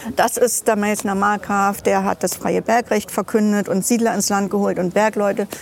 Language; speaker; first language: German; native; German